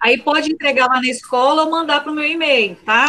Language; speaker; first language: Portuguese; native; Portuguese